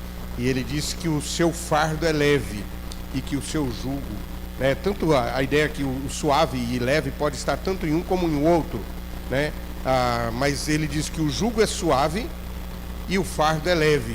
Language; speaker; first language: Portuguese; native; Portuguese